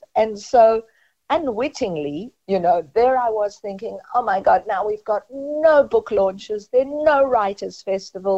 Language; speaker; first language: English; native; English